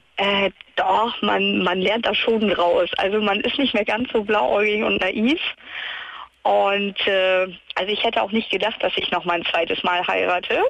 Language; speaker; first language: German; native; German